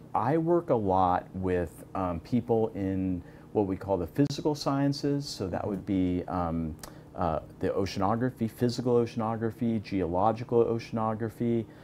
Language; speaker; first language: English; native; English